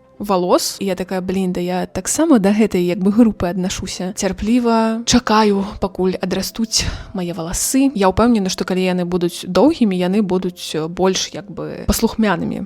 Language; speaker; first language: Belarusian; non-native, local second language; Russian